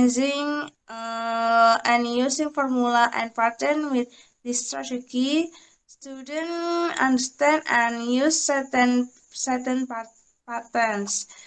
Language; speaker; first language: English; non-native, learner; Indonesian